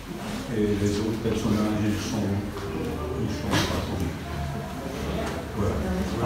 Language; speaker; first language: French; non-native, local second language; Dutch